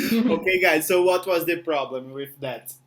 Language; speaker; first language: English; non-native, fluent; Portuguese